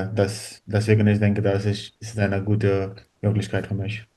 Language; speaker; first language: German; non-native, learner; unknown